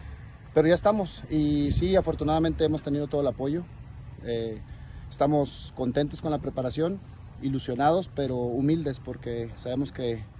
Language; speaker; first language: Spanish; native; Spanish